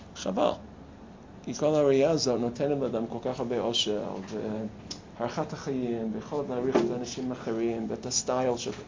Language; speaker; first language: Hebrew; non-native, fluent; English